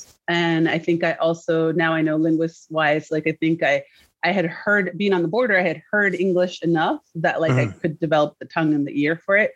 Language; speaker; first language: English; early bilingual, other home language; Spanish